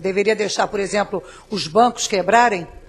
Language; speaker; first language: Portuguese; native; Portuguese